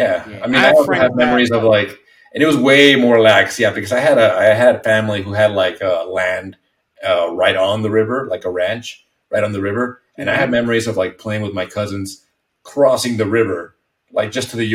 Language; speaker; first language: English; non-native, fluent; Spanish